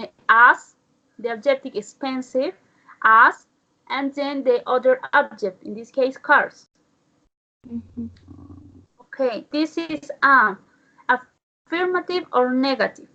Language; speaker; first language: English; non-native, learner; Spanish